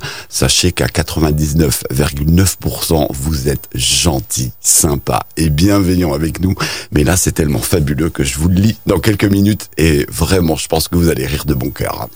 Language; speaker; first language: French; native; French